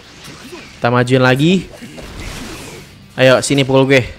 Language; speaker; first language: Indonesian; native; Indonesian